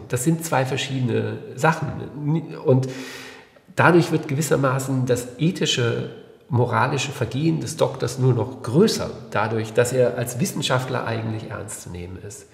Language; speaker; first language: German; native; German